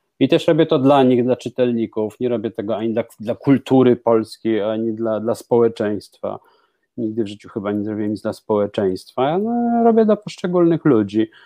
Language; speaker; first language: Polish; native; Polish